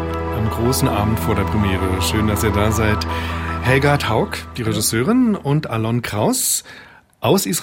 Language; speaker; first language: German; native; German